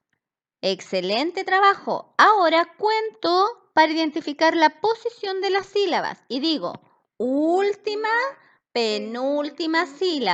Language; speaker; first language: Spanish; native; Spanish